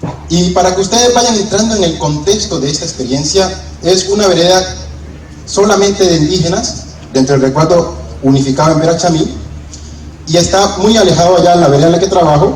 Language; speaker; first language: Spanish; native; Spanish